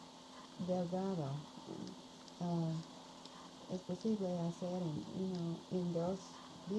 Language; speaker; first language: Spanish; non-native, learner; English